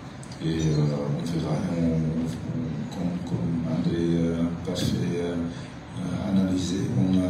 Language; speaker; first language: French; non-native, local second language; Dutch